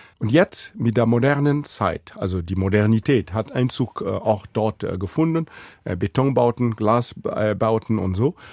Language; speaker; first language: German; non-native, fluent; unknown